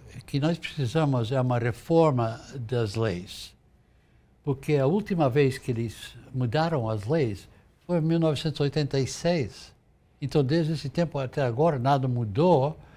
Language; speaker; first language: Portuguese; non-native, fluent; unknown